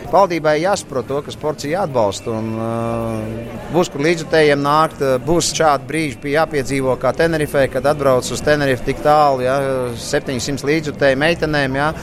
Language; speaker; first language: Latvian; native; Latvian